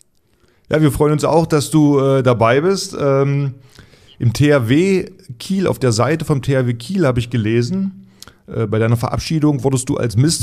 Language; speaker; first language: German; native; German